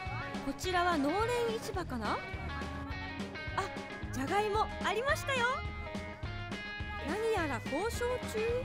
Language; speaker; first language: Japanese; native; Japanese